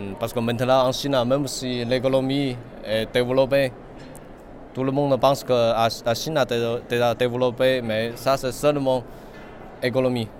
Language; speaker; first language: French; non-native, learner; Chinese